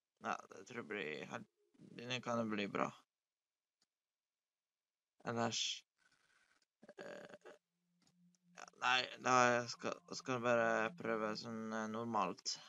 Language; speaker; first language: Norwegian; early bilingual, other home language; Polish